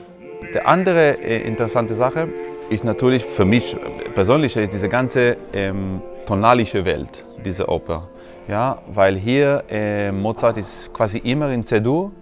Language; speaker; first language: German; non-native, fluent; Hebrew